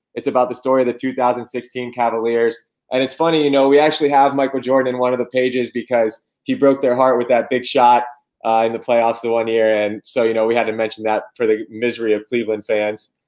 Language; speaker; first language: English; native; English